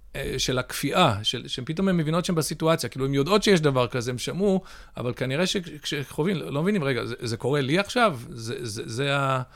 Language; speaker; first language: Hebrew; early bilingual, other home language; English